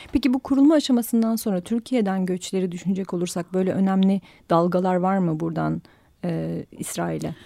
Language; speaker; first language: Turkish; native; Turkish